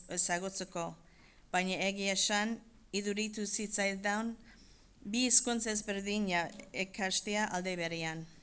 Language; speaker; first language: Basque; non-native, fluent; English